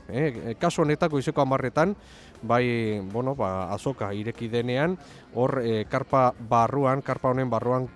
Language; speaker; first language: Basque; native; Basque